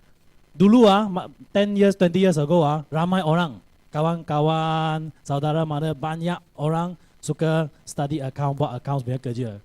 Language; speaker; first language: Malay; non-native, local second language; Chinese